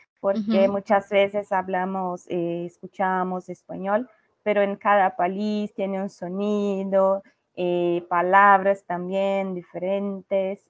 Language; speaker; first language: Spanish; non-native, learner; Portuguese